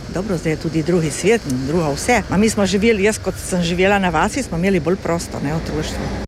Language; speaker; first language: Slovenian; native; Slovenian